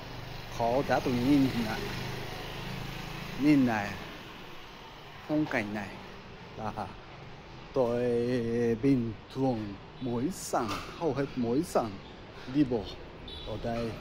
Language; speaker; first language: Vietnamese; non-native, learner; Japanese